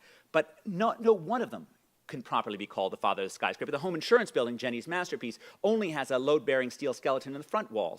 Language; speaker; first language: English; native; English